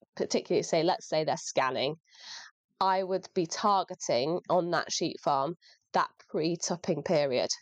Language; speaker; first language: English; native; English